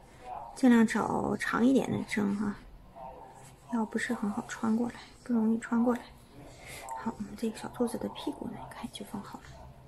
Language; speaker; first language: Chinese; native; Chinese